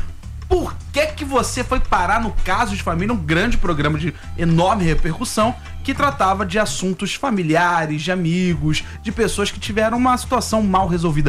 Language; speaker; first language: Portuguese; native; Portuguese